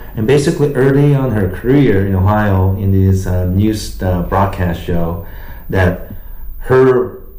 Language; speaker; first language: English; early bilingual, other home language; Japanese